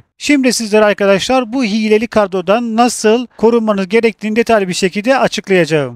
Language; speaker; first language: Turkish; native; Turkish